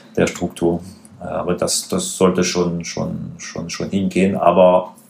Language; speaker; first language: German; non-native, fluent; French